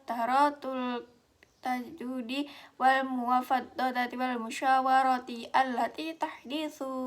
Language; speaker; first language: Arabic; non-native, learner; Indonesian